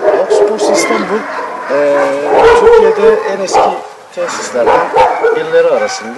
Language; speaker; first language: Turkish; native; Turkish